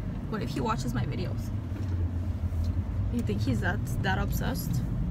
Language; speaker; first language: English; early bilingual, other home language; Spanish